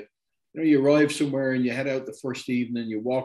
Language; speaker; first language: English; native; English